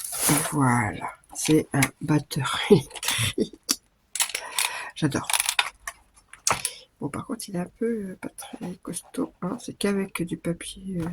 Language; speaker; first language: French; native; French